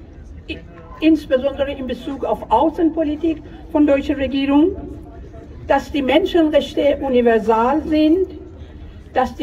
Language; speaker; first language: German; non-native, fluent; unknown